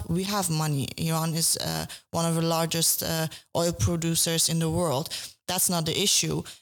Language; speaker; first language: English; non-native, fluent; Persian